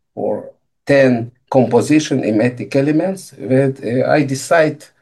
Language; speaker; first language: English; non-native, learner; Russian